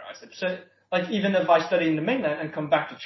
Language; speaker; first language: English; non-native, local second language; Cantonese